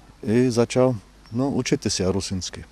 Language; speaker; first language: Ukrainian; non-native, fluent; English